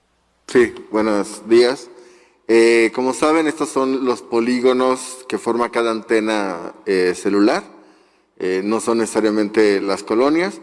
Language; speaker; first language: Spanish; native; Spanish